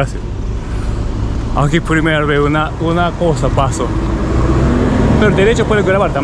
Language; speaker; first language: Spanish; non-native, learner; Japanese